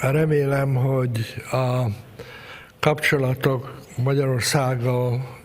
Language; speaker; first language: Hungarian; early bilingual, heritage; Hungarian